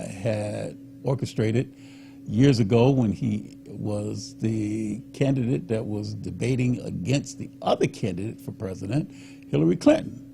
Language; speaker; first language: English; native; English